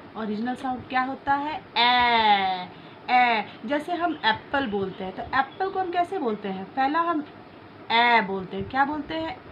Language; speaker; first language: Hindi; native; Hindi